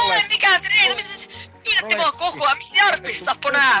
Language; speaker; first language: Finnish; native; Finnish